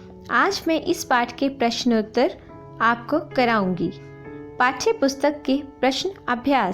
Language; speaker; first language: Hindi; native; Hindi